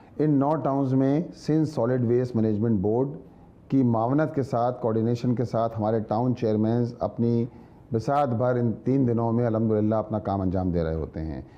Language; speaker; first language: Urdu; native; Urdu